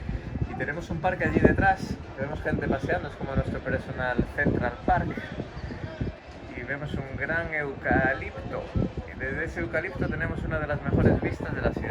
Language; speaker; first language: Spanish; native; Spanish